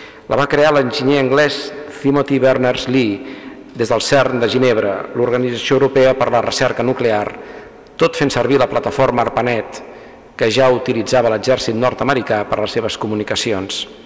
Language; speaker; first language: Catalan; native; Catalan